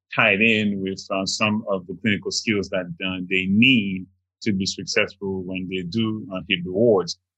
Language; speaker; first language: English; non-native, fluent; Haitian Creole